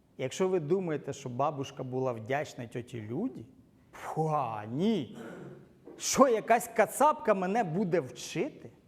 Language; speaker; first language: Ukrainian; non-native, local second language; Russian